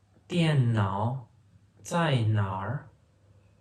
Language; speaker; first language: Chinese; non-native, fluent; Turkmen